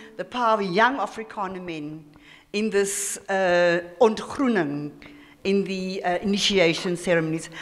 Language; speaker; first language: English; early bilingual, other home language; Afrikaans